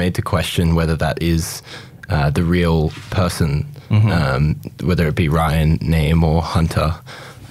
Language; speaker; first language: English; native; English